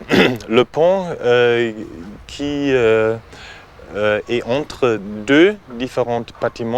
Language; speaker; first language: French; non-native, learner; German